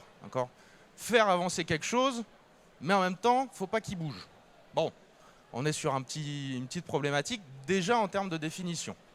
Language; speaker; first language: French; native; French